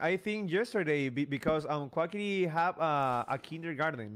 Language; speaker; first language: English; non-native, learner; Spanish